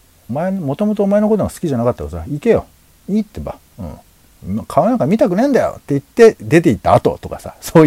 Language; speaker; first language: Japanese; native; Japanese